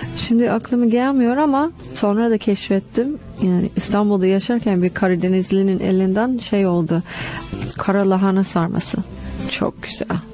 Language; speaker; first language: Turkish; non-native, fluent; English